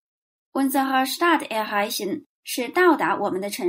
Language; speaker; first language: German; non-native, fluent; Chinese